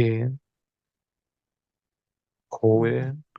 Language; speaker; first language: German; non-native, learner; Hindi